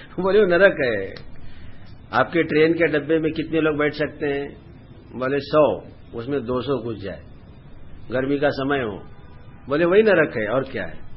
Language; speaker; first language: Hindi; non-native, local second language; Bangla